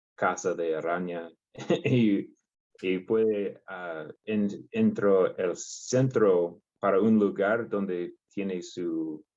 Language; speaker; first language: Spanish; non-native, learner; English